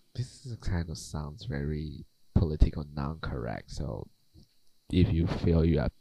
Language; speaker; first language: English; non-native, fluent; Chinese